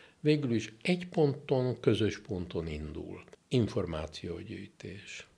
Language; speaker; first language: Hungarian; native; Hungarian